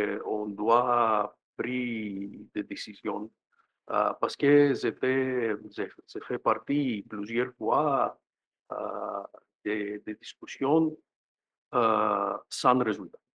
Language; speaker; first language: French; non-native, fluent; Greek